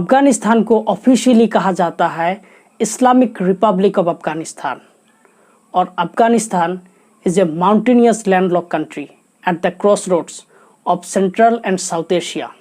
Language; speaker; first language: Hindi; non-native, local second language; Assamese